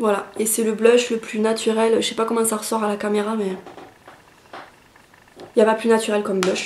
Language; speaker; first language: French; native; French